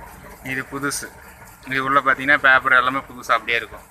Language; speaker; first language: Tamil; native; Tamil